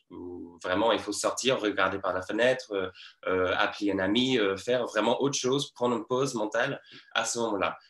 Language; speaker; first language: French; non-native, fluent; English